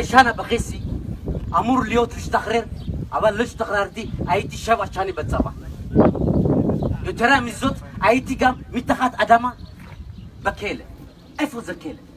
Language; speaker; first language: Hebrew; non-native, learner; Tigrinya